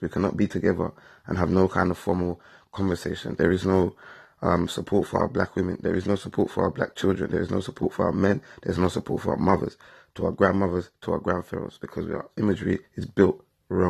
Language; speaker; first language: English; native; English